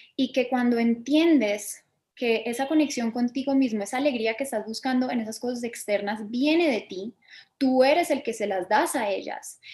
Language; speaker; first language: Spanish; early bilingual, other home language; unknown